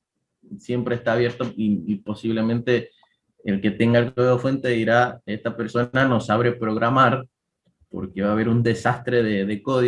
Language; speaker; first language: Spanish; native; Spanish